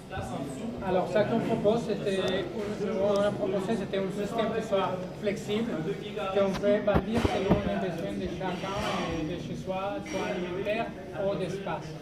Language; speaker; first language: French; non-native, fluent; Spanish